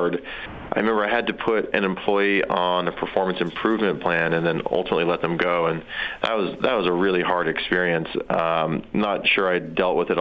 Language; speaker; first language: English; native; English